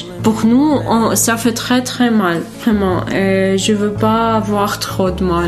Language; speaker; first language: French; non-native, fluent; Ukrainian